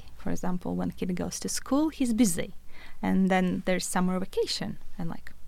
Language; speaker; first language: English; non-native, fluent; Latvian